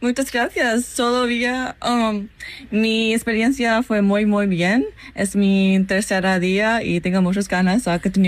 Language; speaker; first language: Spanish; non-native, learner; English